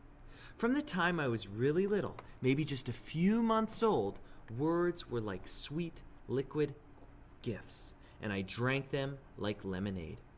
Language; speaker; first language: English; native; English